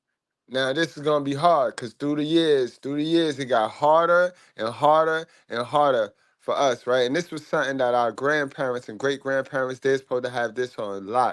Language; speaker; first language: English; native; English